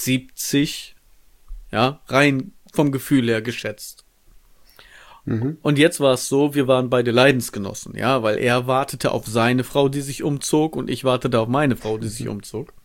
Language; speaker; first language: German; native; German